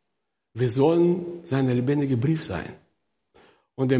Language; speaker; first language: German; non-native, fluent; Russian